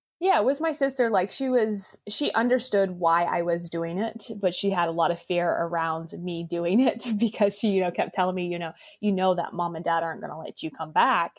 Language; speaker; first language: English; non-native, local second language; Pennsylvania German